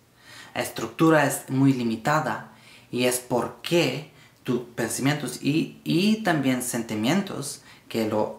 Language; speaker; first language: Spanish; non-native, learner; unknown